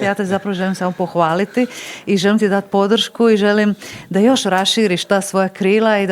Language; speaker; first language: Bosnian; native; Bosnian